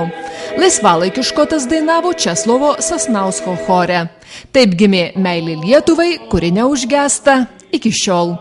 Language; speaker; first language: Lithuanian; native; Lithuanian